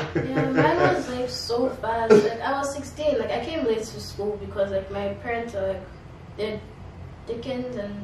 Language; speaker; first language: English; non-native, local second language; Yoruba